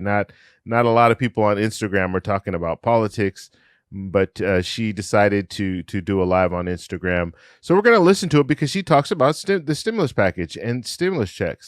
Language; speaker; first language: English; native; English